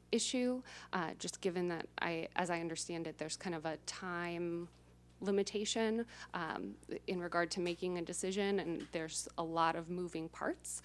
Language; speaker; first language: English; native; English